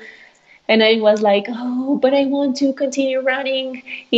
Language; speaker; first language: English; non-native, fluent; Spanish